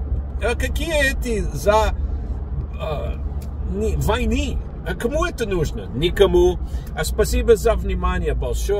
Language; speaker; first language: Russian; non-native, learner; English